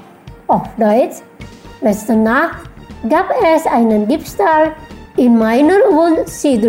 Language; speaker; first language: German; non-native, fluent; Indonesian